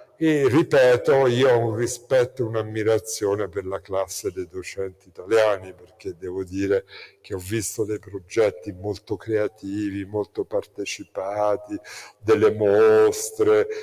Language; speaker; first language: Italian; native; Italian